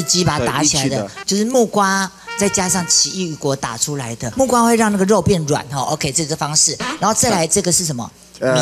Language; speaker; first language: Chinese; native; Chinese